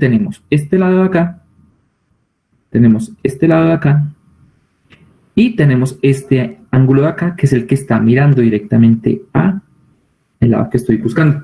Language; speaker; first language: Spanish; native; Spanish